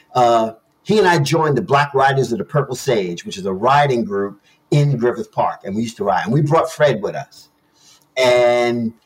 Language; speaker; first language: English; native; English